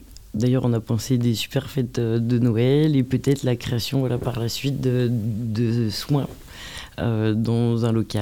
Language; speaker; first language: French; native; French